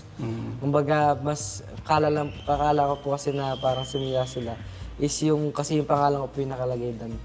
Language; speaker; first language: Filipino; native; Filipino